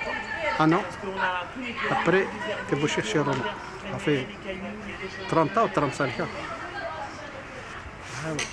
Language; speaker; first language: French; non-native, learner; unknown